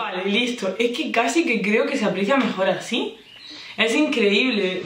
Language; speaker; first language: Spanish; native; Spanish